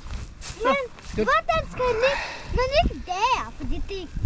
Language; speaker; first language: Danish; non-native, learner; Ukrainian